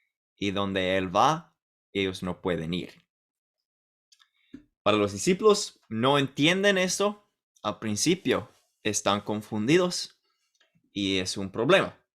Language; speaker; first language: Spanish; non-native, fluent; English